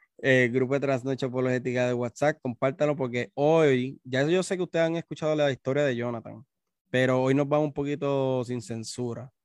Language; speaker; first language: Spanish; native; Spanish